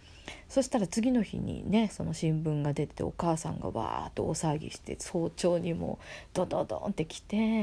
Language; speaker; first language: Japanese; native; Japanese